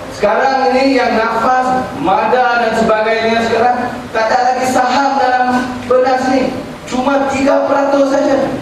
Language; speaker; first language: Malay; non-native, local second language; Chinese